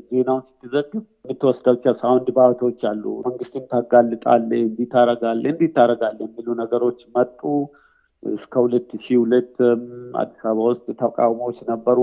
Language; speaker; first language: Amharic; non-native, local second language; Oromo